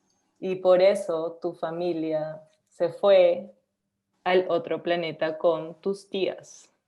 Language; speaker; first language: Spanish; non-native, learner; English